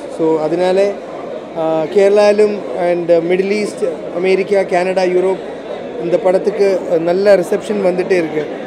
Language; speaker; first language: Tamil; non-native, learner; Malayalam